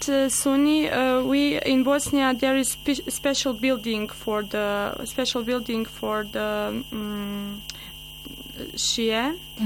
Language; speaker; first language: English; non-native, learner; Bosnian